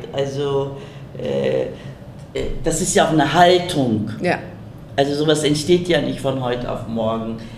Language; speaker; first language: German; early bilingual, other home language; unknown